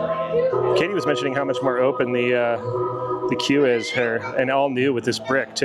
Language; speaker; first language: English; native; English